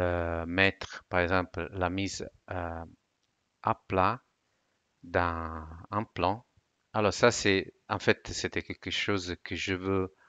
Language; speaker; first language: French; non-native, fluent; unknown